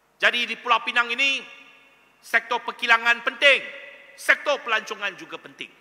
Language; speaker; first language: Malay; non-native, local second language; Chinese